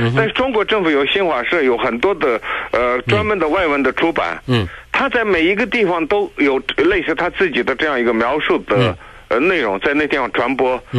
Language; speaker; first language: Chinese; non-native, local second language; Tibetan